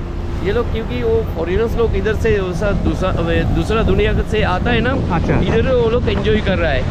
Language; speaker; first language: Hindi; non-native, local second language; Sinhala